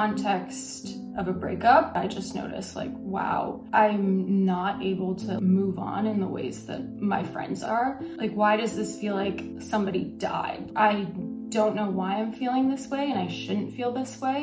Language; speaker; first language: English; native; English